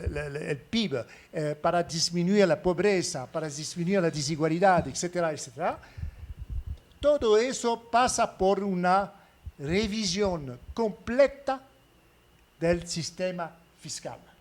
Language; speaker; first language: Spanish; non-native, fluent; French